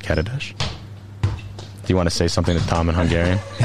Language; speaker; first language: English; native; English